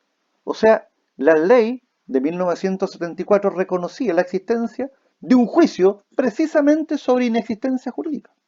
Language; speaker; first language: Spanish; native; Spanish